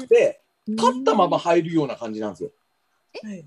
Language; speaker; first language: Japanese; native; Japanese